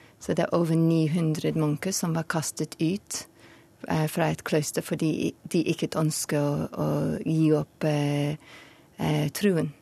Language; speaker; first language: Norwegian; non-native, learner; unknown